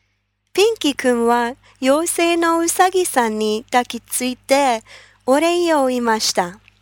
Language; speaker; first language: Japanese; non-native, fluent; English